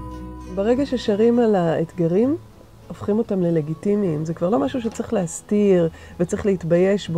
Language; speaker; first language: Hebrew; native; Hebrew